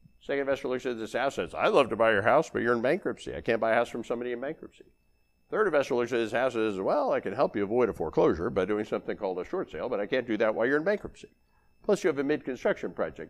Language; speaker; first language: English; native; English